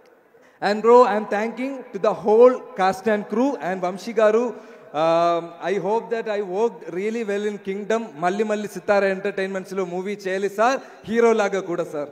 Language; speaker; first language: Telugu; non-native, learner; Malayalam